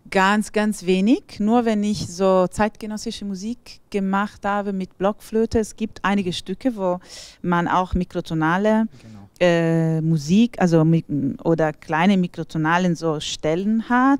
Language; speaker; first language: German; non-native, fluent; Italian